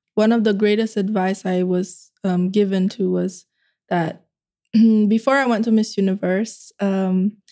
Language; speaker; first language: English; early bilingual, other home language; Indonesian